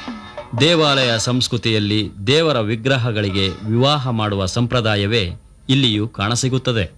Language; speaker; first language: Kannada; native; Kannada